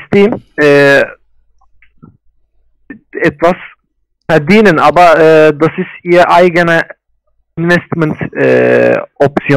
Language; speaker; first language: German; non-native, learner; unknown